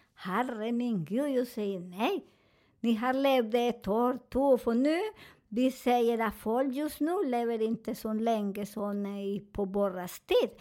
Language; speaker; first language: Swedish; non-native, learner; Spanish